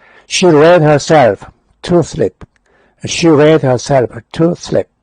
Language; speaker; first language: English; non-native, fluent; Korean